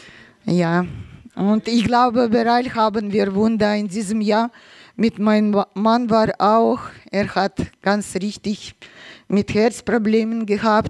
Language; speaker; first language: German; non-native, learner; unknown